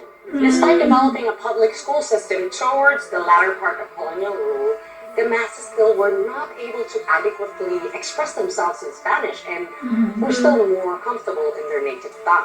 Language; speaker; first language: English; non-native, local second language; Filipino